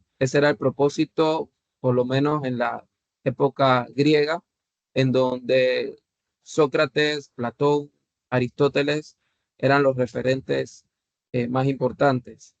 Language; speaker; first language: Spanish; native; Spanish